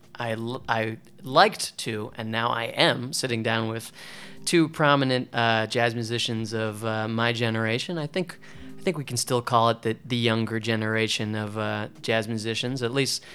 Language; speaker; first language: English; native; English